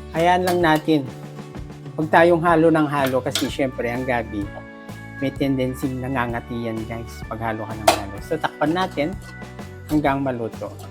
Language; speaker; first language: Filipino; non-native, local second language; Iloko